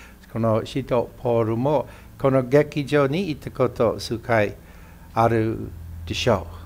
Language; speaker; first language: Japanese; non-native, fluent; English